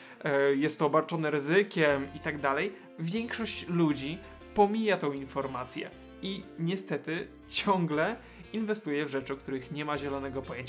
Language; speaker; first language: Polish; native; Polish